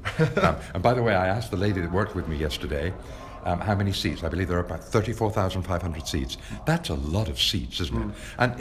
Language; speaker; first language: English; native; English